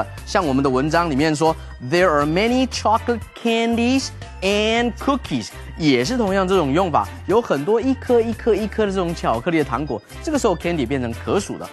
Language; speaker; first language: Chinese; native; Chinese